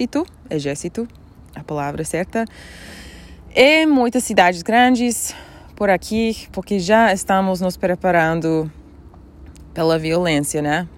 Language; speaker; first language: Portuguese; non-native, fluent; English